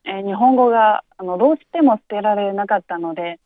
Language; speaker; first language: Japanese; non-native, fluent; Chinese